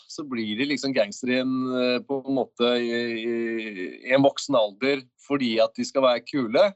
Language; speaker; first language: Norwegian; native; Norwegian